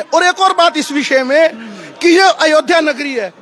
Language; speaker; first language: Hindi; native; Hindi